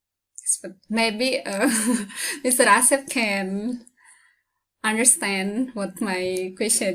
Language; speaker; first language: English; non-native, learner; Indonesian